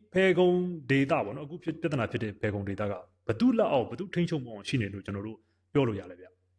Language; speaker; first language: Burmese; native; Burmese